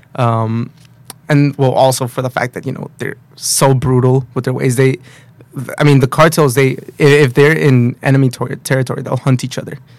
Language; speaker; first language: English; early bilingual, other home language; Spanish